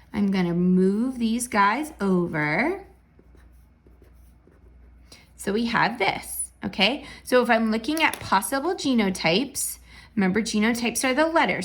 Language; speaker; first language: English; native; English